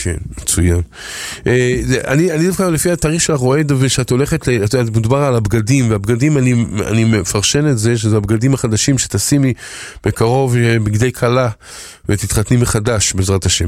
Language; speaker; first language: Hebrew; native; Hebrew